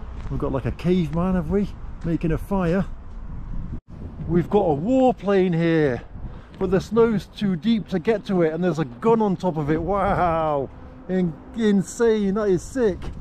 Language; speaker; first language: English; native; English